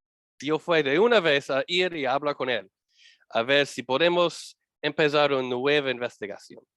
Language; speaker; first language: Spanish; non-native, learner; English